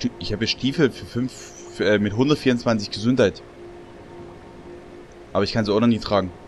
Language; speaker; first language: German; native; German